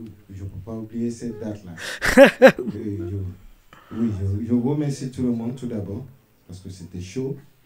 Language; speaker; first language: French; non-native, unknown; Yoruba